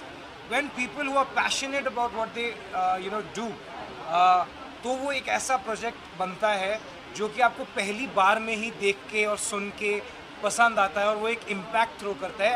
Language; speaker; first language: Hindi; native; Hindi